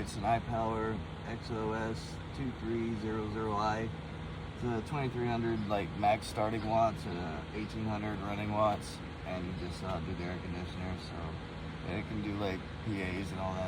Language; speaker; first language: English; native; English